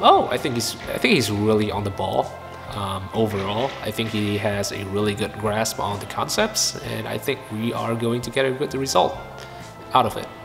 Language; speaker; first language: English; non-native, fluent; Vietnamese